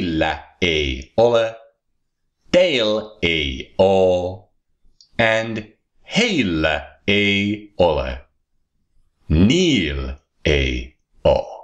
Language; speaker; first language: Finnish; non-native, fluent; English